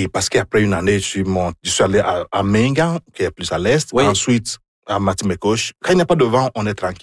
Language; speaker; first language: French; non-native, fluent; Igbo